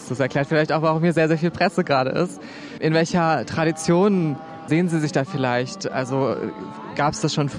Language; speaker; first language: German; native; German